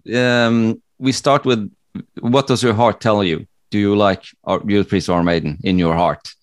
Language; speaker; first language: English; non-native, fluent; Norwegian